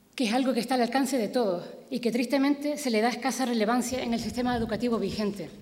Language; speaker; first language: Spanish; native; Spanish